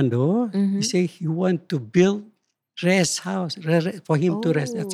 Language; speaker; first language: English; non-native, local second language; Malay